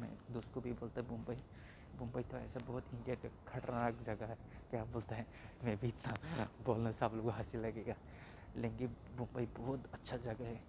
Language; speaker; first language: Hindi; non-native, local second language; Kok Borok